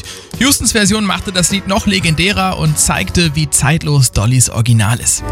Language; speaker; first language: German; native; German